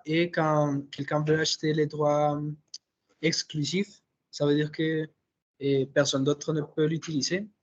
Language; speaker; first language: French; non-native, fluent; Spanish